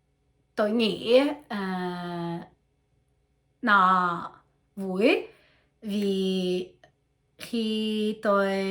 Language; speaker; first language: Vietnamese; non-native, learner; French